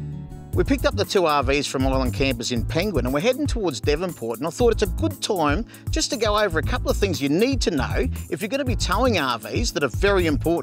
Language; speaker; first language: English; native; English